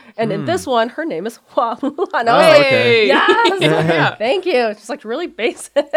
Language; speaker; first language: English; native; English